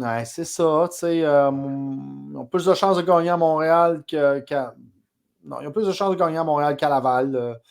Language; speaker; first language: French; native; French